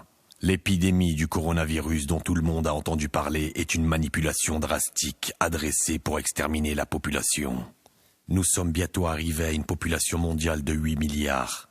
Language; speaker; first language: French; native; French